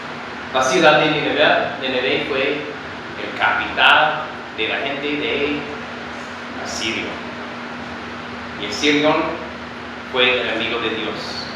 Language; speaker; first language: Spanish; non-native, fluent; English